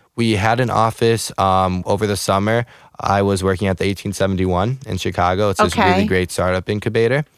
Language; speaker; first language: English; native; English